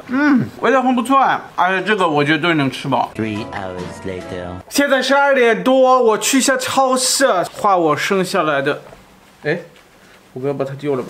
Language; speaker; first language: Chinese; non-native, fluent; German